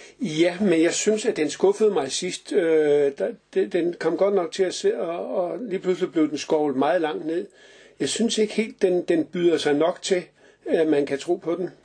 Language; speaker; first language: Danish; native; Danish